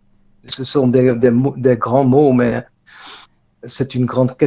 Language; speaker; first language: French; non-native, fluent; Dutch